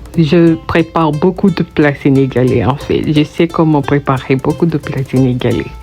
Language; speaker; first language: French; non-native, local second language; Haitian Creole